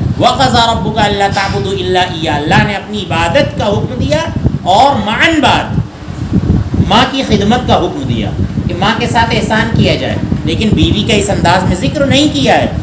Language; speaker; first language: Urdu; native; Urdu